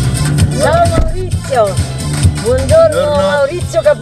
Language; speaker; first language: Italian; native; Italian